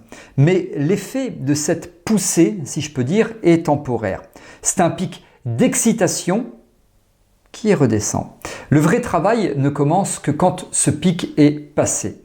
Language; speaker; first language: French; native; French